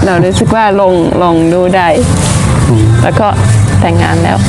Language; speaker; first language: Thai; non-native, fluent; Dutch